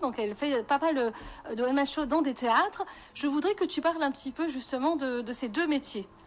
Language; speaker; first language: French; native; French